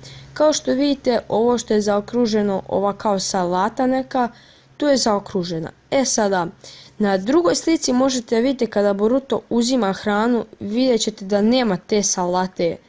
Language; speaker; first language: Bosnian; native; Bosnian